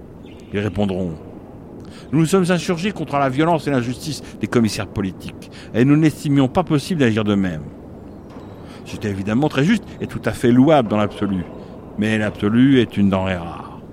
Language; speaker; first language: French; native; French